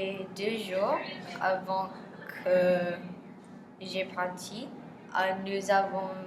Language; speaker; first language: French; non-native, learner; English